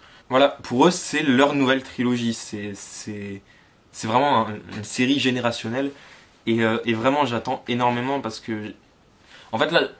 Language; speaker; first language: French; native; French